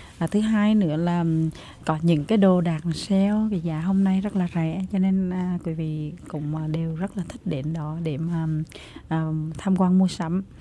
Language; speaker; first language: Vietnamese; native; Vietnamese